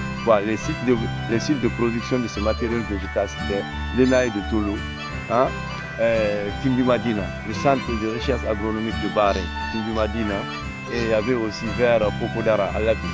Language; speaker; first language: French; non-native, local second language; Fula